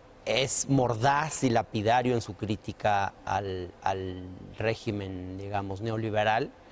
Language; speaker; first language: Spanish; native; Spanish